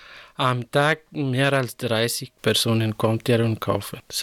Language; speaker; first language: German; non-native, learner; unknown